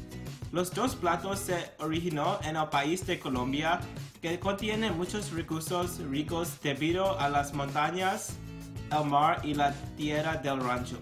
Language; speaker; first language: Spanish; non-native, learner; English